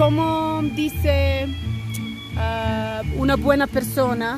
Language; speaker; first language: Spanish; non-native, learner; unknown